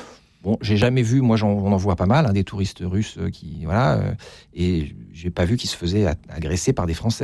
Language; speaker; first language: French; native; French